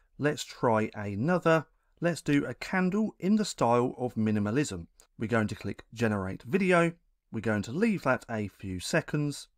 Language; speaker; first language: English; native; English